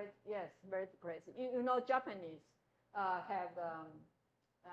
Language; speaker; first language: English; non-native, fluent; Chinese